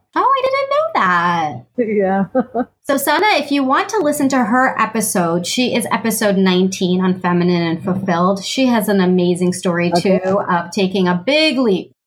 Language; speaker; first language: English; native; English